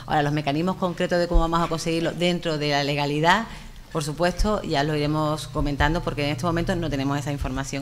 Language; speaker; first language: Spanish; native; Spanish